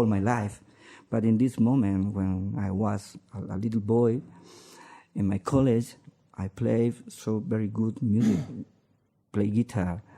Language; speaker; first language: English; non-native, learner; Spanish